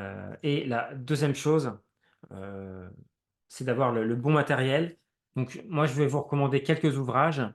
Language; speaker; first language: French; native; French